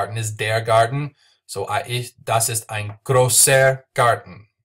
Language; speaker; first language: German; non-native, learner; English